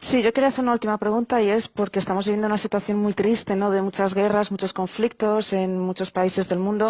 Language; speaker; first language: Spanish; native; Spanish